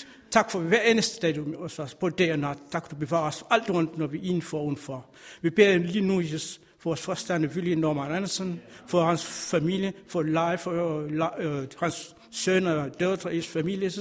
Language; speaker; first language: Danish; non-native, learner; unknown